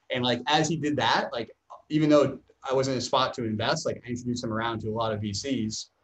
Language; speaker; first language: English; native; English